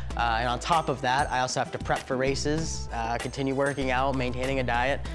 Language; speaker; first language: English; native; English